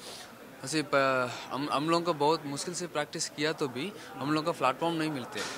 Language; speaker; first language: Hindi; non-native, local second language; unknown